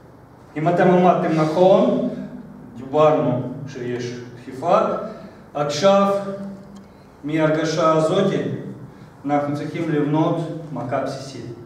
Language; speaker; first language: Hebrew; non-native, fluent; Russian